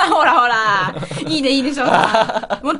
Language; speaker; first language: Japanese; native; Japanese